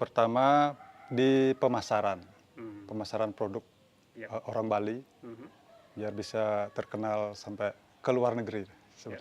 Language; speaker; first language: Indonesian; non-native, local second language; Balinese